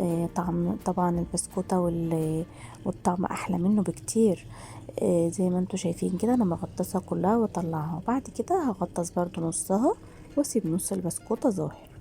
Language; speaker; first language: Arabic; native; Arabic